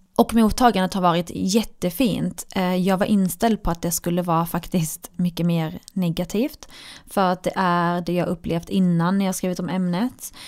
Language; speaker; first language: Swedish; early bilingual, other home language; Arabic